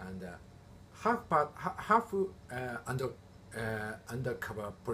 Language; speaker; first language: English; non-native, learner; Japanese